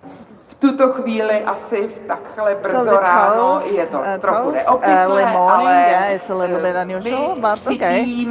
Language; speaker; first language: Czech; native; Czech